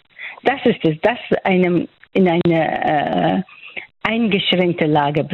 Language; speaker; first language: German; non-native, fluent; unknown